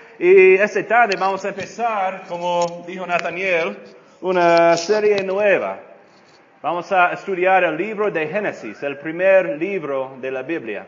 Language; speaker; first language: Spanish; non-native, fluent; English